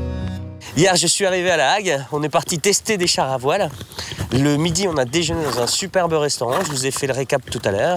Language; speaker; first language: French; native; French